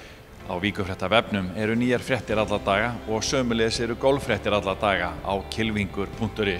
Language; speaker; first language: Icelandic; native; Icelandic